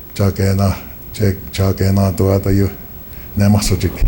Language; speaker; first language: English; early bilingual, other home language; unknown